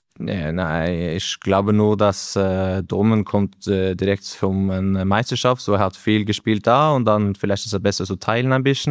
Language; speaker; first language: German; non-native, learner; Norwegian